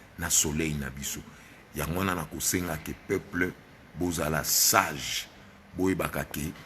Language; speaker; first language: Lingala; non-native, local second language; Luba-Lulua